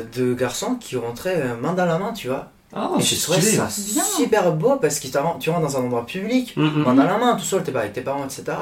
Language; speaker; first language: French; non-native, fluent; Spanish